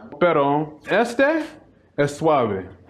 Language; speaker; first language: Spanish; non-native, learner; English